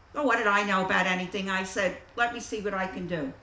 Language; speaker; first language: English; native; English